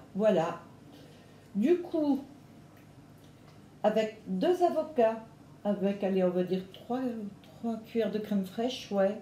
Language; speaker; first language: French; native; French